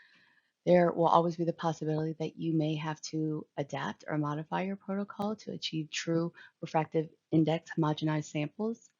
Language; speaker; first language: English; native; English